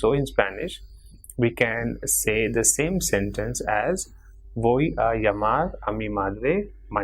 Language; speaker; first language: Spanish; non-native, fluent; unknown